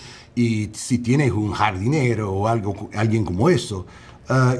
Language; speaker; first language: Spanish; early bilingual, heritage; English